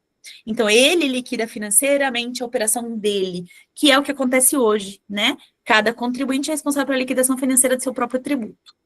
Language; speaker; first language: Portuguese; native; Portuguese